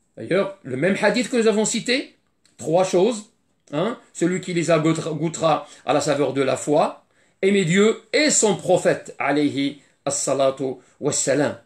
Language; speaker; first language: French; non-native, fluent; Arabic